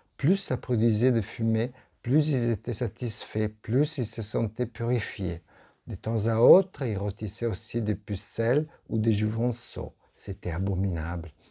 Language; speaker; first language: French; non-native, fluent; Italian